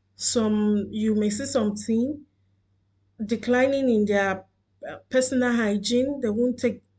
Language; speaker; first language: English; non-native, local second language; Yoruba